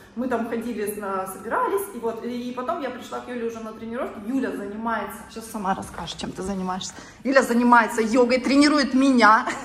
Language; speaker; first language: Russian; native; Russian